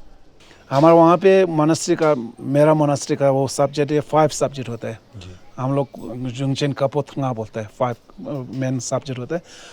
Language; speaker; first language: Hindi; non-native, local second language; Ladakhi